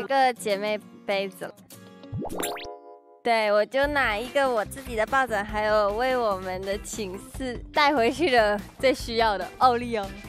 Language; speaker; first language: Chinese; native; Chinese